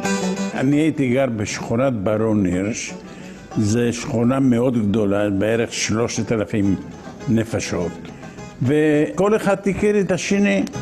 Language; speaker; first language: Hebrew; non-native, fluent; Ladino